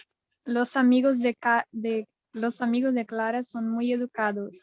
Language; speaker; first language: Spanish; non-native, learner; Portuguese